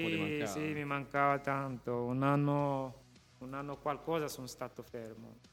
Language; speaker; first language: Italian; non-native, local second language; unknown